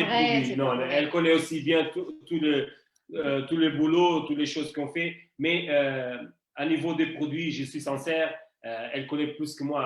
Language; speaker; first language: French; non-native, fluent; Portuguese